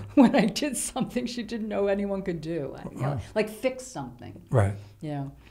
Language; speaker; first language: English; native; English